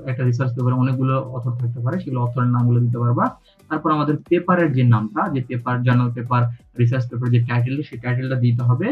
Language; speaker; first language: Bangla; native; Bangla